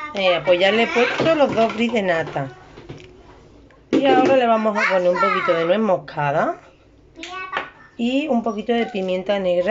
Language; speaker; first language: Spanish; native; Spanish